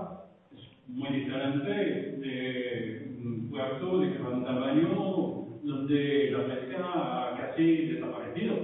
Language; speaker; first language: Spanish; non-native, fluent; French